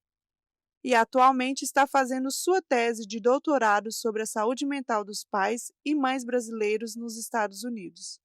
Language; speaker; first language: Portuguese; native; Portuguese